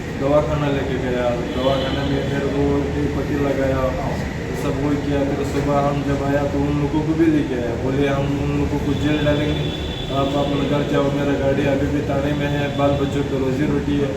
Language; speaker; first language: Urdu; non-native, fluent; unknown